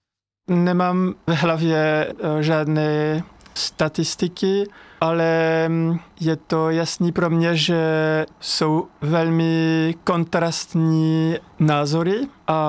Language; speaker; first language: Czech; non-native, fluent; French